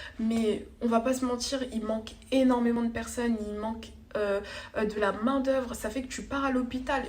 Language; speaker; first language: French; native; French